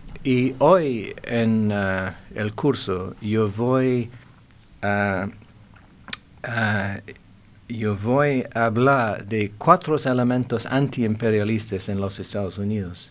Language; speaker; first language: Spanish; non-native, fluent; English